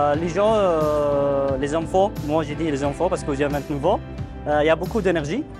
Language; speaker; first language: French; non-native, learner; Arabic